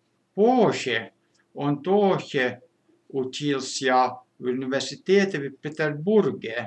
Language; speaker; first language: Russian; non-native, fluent; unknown